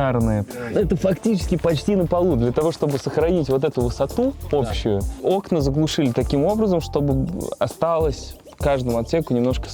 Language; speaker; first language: Russian; native; Russian